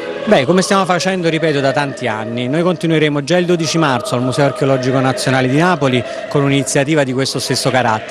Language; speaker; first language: Italian; native; Italian